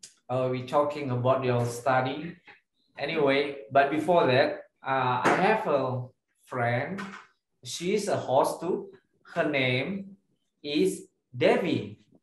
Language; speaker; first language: English; non-native, learner; Indonesian